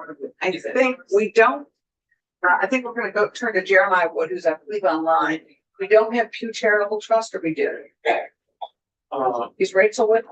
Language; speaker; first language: English; native; English